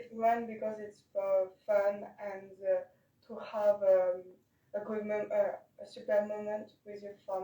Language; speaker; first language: English; non-native, learner; French